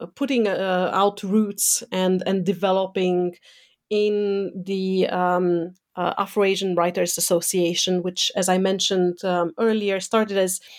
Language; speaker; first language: English; non-native, fluent; Romanian